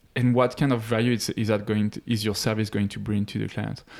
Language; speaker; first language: English; non-native, fluent; French